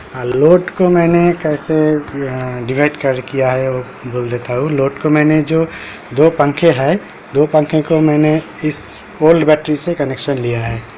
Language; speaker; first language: Hindi; non-native, local second language; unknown